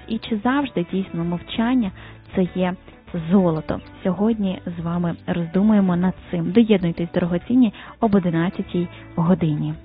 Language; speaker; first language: Ukrainian; native; Ukrainian